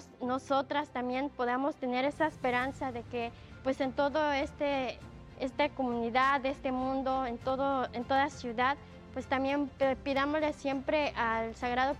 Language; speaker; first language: Spanish; native; Spanish